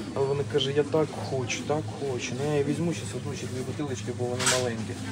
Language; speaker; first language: Ukrainian; non-native, local second language; Russian